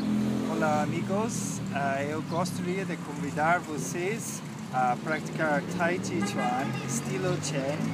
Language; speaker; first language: Portuguese; non-native, fluent; English